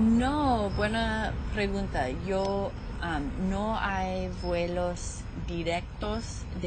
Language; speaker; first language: Spanish; non-native, fluent; English